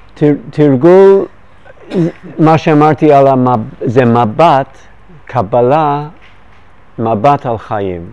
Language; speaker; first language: Hebrew; non-native, fluent; English